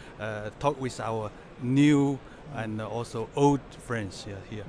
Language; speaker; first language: English; non-native, fluent; Chinese